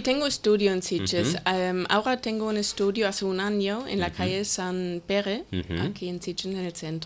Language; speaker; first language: Spanish; non-native, fluent; German